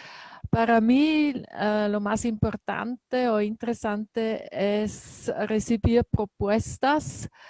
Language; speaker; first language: Spanish; non-native, learner; German